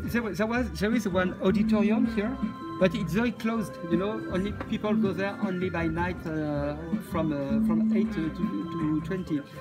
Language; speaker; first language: English; non-native, fluent; French